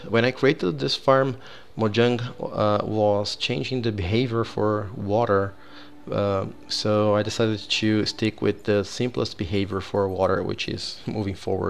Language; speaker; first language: English; non-native, fluent; Portuguese